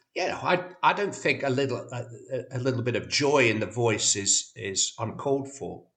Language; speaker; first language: English; native; English